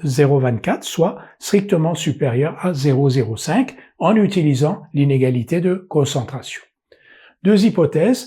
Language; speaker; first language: French; native; French